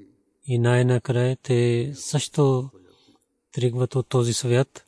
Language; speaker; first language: Bulgarian; non-native, learner; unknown